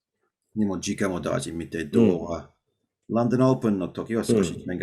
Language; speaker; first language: Japanese; non-native, learner; English